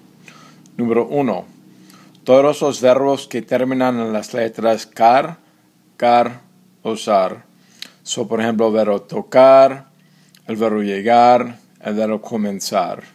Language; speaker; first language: Spanish; non-native, fluent; English